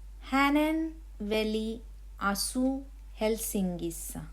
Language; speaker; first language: Finnish; non-native, learner; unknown